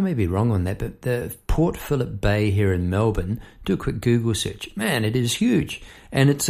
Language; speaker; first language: English; native; English